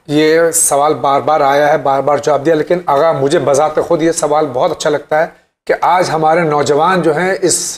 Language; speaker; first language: Hindi; native; Hindi